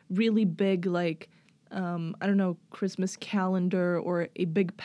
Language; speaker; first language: English; non-native, fluent; Swedish